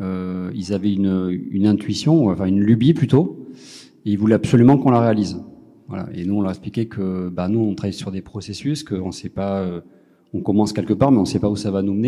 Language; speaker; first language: French; native; French